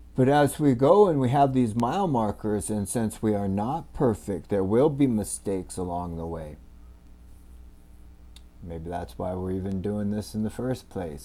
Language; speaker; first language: English; native; English